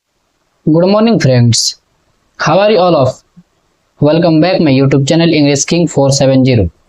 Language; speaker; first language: English; non-native, learner; Hindi